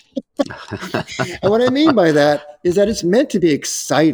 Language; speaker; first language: English; native; English